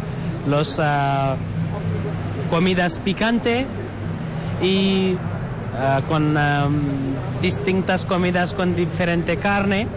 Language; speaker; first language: Spanish; non-native, learner; Nepali